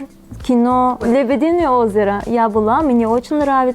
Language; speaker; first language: Russian; non-native, fluent; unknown